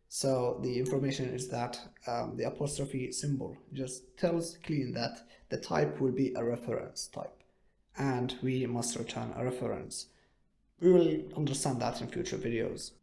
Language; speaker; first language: English; non-native, fluent; Arabic